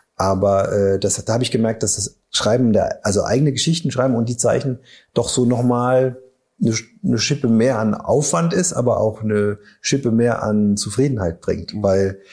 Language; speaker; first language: German; native; German